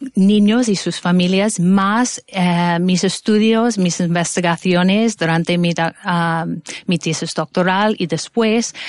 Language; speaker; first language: Spanish; non-native, fluent; English